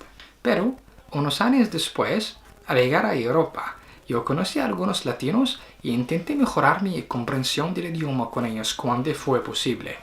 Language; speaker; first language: Spanish; non-native, learner; Arabic